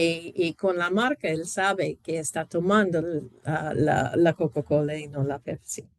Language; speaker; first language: Spanish; non-native, fluent; English